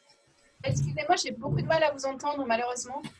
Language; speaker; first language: French; native; French